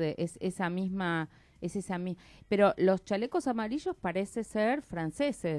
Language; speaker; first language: Spanish; native; Spanish